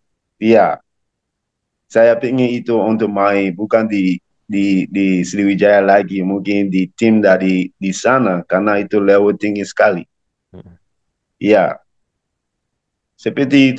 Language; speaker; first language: Indonesian; non-native, learner; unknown